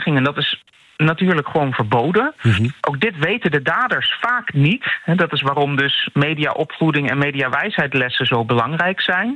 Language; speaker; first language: Dutch; native; Dutch